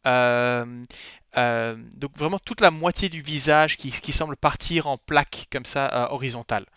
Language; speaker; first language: French; native; French